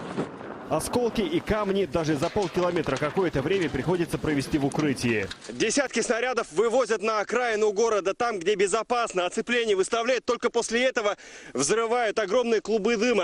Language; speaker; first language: Russian; native; Russian